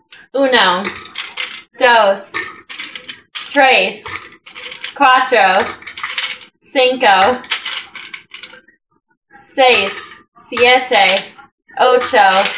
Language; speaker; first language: Spanish; non-native, learner; English